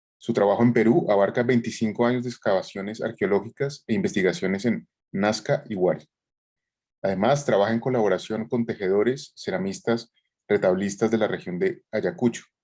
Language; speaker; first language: Spanish; native; Spanish